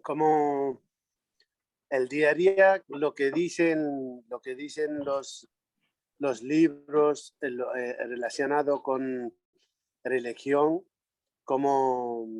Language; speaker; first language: Spanish; non-native, learner; Nepali